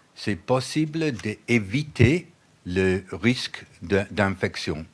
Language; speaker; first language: French; non-native, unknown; English